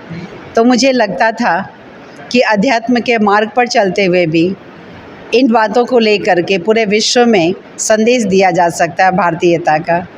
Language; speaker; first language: Hindi; native; Hindi